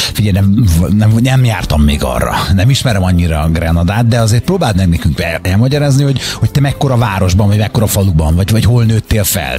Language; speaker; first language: Hungarian; native; Hungarian